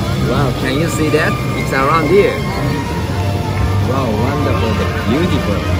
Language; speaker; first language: English; non-native, learner; Japanese